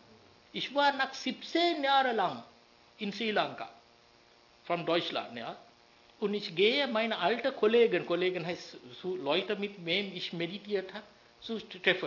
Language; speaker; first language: German; non-native, learner; Sinhala